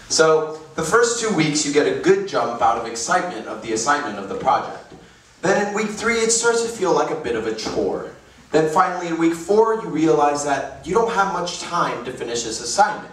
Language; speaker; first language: English; native; English